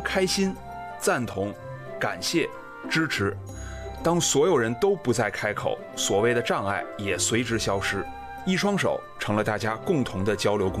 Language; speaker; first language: Chinese; native; Chinese